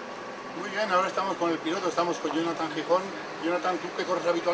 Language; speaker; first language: Spanish; native; Spanish